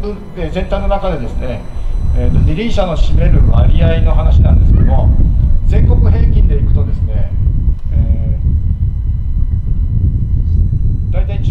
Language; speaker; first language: Japanese; native; Japanese